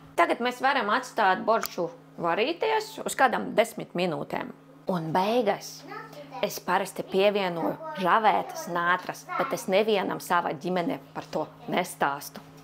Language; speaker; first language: Latvian; non-native, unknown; Ukrainian